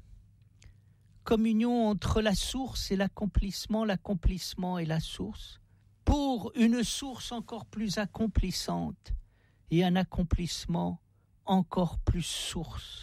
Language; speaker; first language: French; native; French